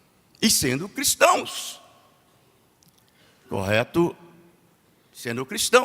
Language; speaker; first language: Portuguese; native; Portuguese